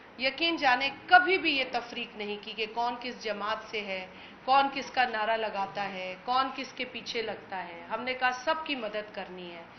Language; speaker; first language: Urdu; non-native, local second language; Sindhi